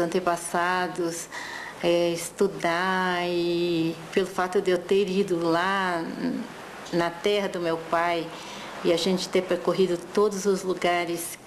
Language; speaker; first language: Portuguese; early bilingual, other home language; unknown